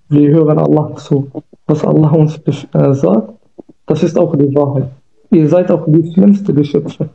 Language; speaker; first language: German; non-native, learner; Kurdish